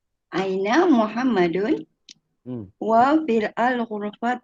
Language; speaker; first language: Arabic; non-native, learner; Malay